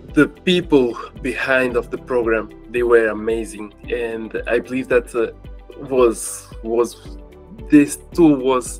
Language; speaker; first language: English; non-native, fluent; Portuguese